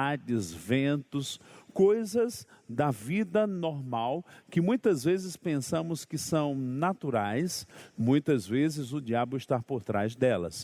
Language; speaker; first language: Portuguese; native; Portuguese